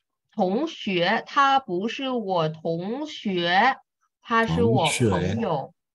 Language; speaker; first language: Chinese; non-native, fluent; Vietnamese